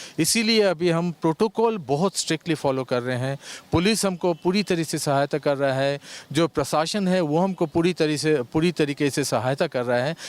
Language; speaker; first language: Hindi; non-native, local second language; Bangla